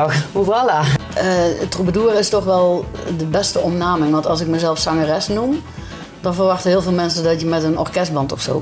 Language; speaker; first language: Dutch; native; Dutch